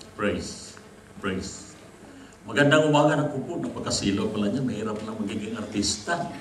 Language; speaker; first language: Filipino; non-native, local second language; Cebuano